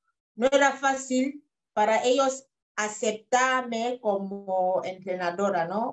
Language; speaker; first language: Spanish; non-native, fluent; French